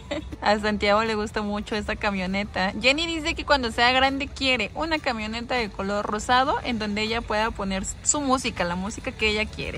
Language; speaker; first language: Spanish; native; Spanish